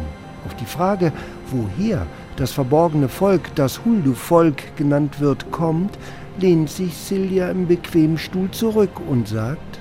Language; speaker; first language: German; native; German